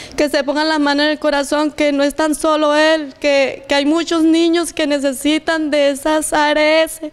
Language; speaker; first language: Spanish; native; Spanish